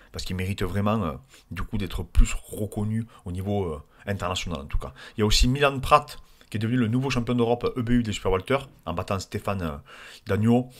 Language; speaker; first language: French; native; French